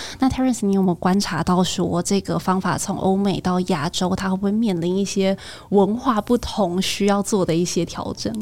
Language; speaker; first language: Chinese; native; Chinese